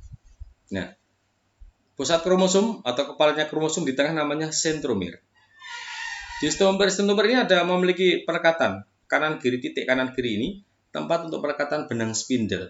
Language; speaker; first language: Indonesian; native; Indonesian